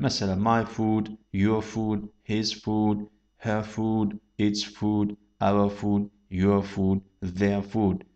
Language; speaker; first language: English; non-native, fluent; Turkish